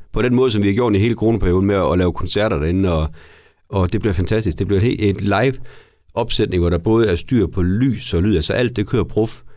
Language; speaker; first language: Danish; native; Danish